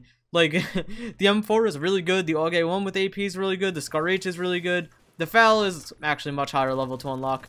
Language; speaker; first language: English; native; English